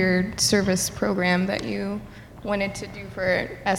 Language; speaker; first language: English; native; English